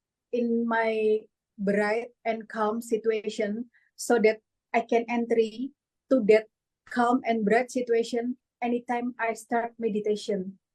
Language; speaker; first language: English; non-native, learner; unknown